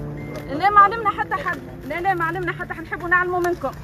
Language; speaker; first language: Arabic; native; Arabic